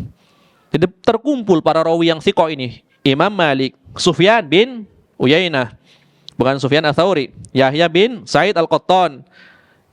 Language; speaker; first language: Indonesian; native; Indonesian